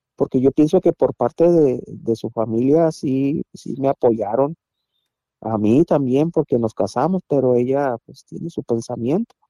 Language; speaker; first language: Spanish; native; Spanish